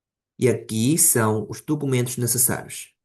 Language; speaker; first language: Portuguese; non-native, fluent; Chinese